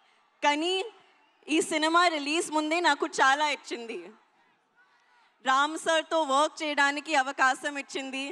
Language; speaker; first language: Telugu; non-native, learner; Hindi